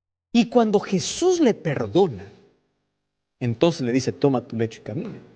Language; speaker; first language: Spanish; native; Spanish